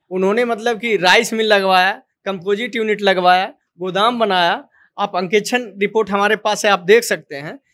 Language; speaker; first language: Hindi; native; Hindi